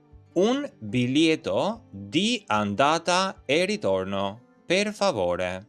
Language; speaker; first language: Italian; non-native, fluent; Albanian